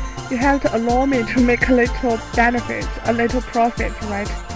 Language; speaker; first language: English; non-native, learner; Chinese